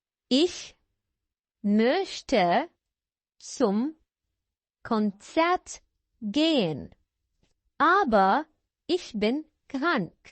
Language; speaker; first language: German; non-native, fluent; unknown